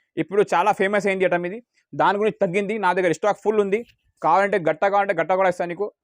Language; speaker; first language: Telugu; non-native, local second language; Urdu